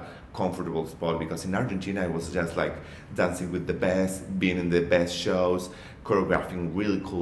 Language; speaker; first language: English; non-native, learner; Spanish